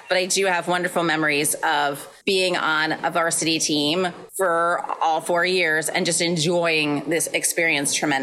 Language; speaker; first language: English; native; English